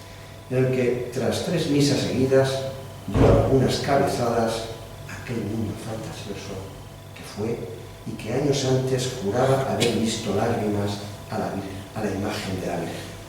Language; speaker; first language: Spanish; native; Spanish